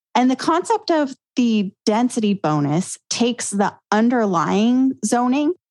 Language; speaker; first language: English; native; English